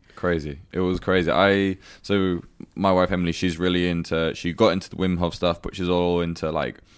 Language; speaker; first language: English; native; English